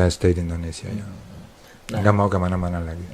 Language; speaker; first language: Indonesian; non-native, fluent; Spanish